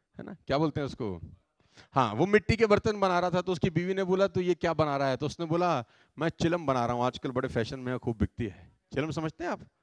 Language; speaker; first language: Hindi; native; Hindi